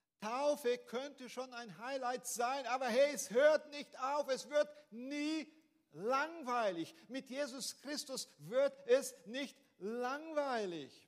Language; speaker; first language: German; non-native, fluent; Portuguese